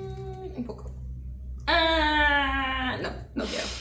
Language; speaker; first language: Spanish; non-native, learner; English